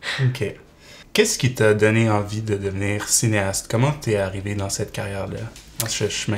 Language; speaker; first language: French; native; French